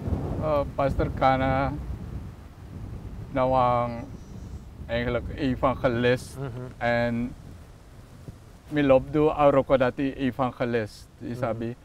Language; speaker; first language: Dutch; non-native, local second language; Sranan Tongo